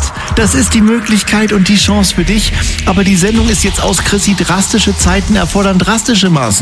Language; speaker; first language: German; native; German